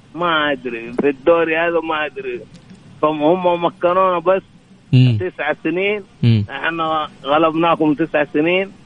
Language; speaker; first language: Arabic; native; Arabic